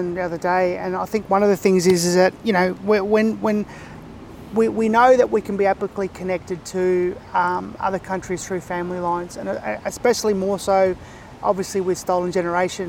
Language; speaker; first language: English; native; English